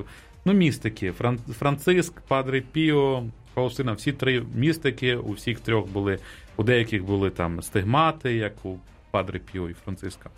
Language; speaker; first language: Ukrainian; native; Ukrainian